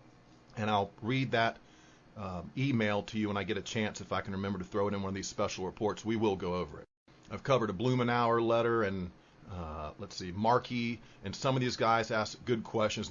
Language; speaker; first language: English; native; English